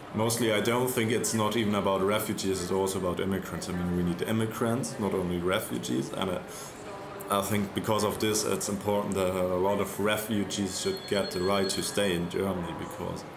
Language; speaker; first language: English; non-native, fluent; German